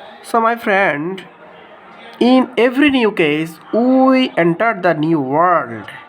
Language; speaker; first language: English; non-native, local second language; Bangla